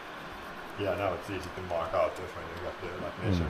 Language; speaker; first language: English; non-native, fluent; Swedish